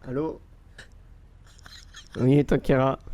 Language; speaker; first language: French; native; French